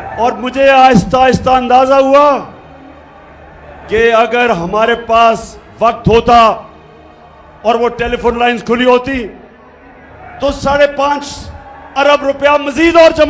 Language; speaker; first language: Urdu; native; Urdu